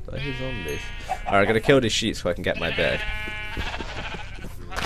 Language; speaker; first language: English; native; English